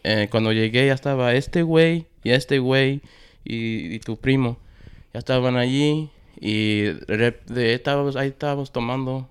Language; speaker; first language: Spanish; early bilingual, heritage; Spanish